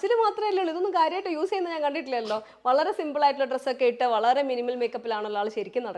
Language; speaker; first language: Malayalam; native; Malayalam